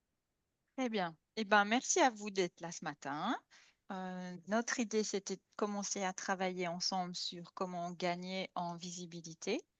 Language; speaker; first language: French; native; French